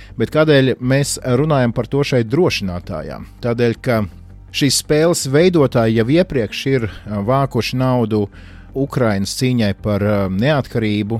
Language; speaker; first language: Latvian; native; Latvian